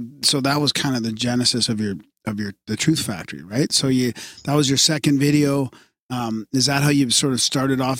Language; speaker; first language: English; native; English